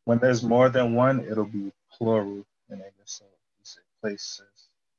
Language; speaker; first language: English; native; English